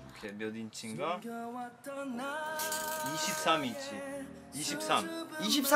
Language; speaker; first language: Korean; non-native, learner; Croatian